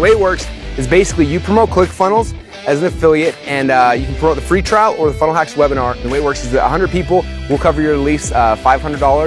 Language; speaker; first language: English; native; English